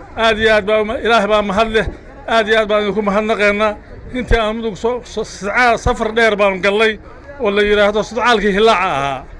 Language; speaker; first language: Somali; native; Somali